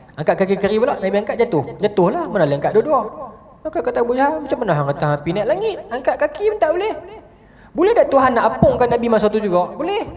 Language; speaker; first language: Malay; native; Malay